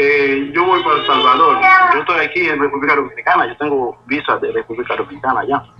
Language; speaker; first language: Spanish; non-native, learner; Haitian Creole